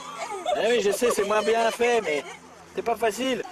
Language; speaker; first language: French; native; French